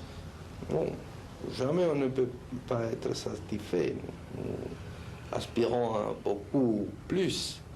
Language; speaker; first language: French; non-native, fluent; Spanish